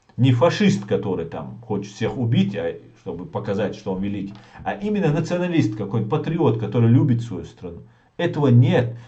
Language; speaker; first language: Russian; non-native, local second language; Chechen